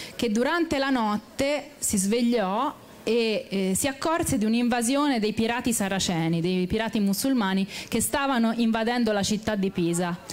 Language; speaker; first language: Italian; native; Italian